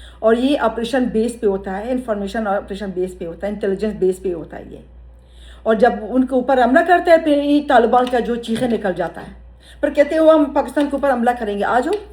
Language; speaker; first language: Urdu; early bilingual, heritage; Urdu